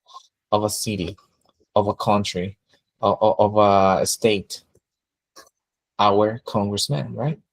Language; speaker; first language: English; non-native, fluent; Spanish